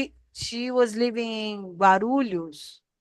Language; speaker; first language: English; non-native, fluent; Portuguese